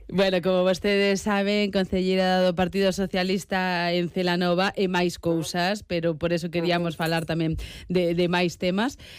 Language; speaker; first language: Galician; non-native, local second language; Spanish